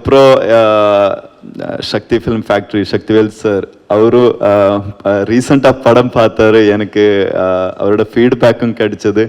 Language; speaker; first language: Tamil; non-native, learner; Kannada